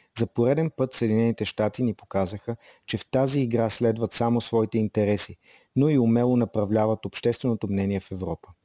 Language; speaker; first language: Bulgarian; native; Bulgarian